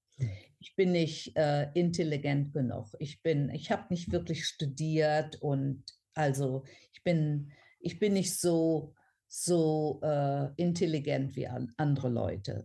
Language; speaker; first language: German; non-native, fluent; English